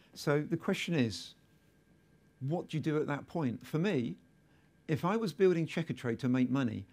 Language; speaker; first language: English; native; English